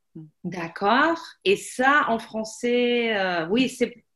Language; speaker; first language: French; non-native, fluent; German